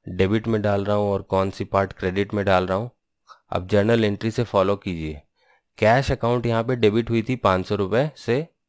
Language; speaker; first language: Hindi; non-native, local second language; Bangla